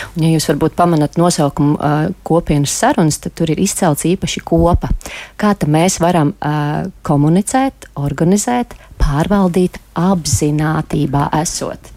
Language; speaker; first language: Latvian; native; Latvian